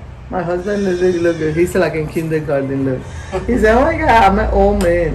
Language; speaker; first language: English; non-native, learner; Spanish